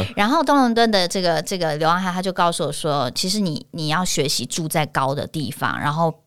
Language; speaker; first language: Chinese; native; Chinese